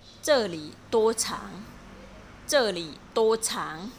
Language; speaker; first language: Chinese; non-native, fluent; Thai